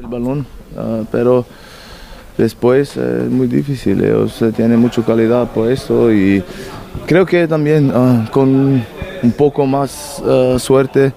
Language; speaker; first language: Spanish; non-native, learner; German